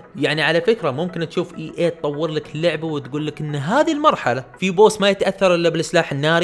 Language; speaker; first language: Arabic; native; Arabic